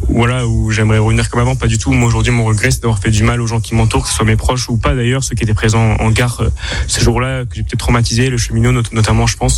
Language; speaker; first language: French; native; French